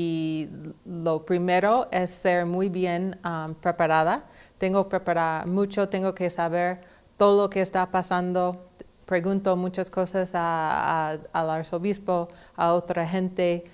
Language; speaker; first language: Spanish; non-native, fluent; English